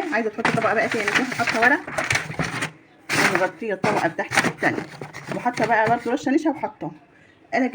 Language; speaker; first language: Arabic; native; Arabic